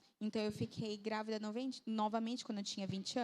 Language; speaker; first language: Portuguese; native; Portuguese